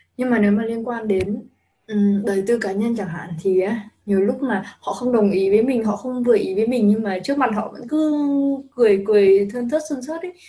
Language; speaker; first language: Vietnamese; native; Vietnamese